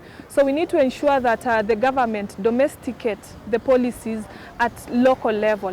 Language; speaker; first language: English; non-native, local second language; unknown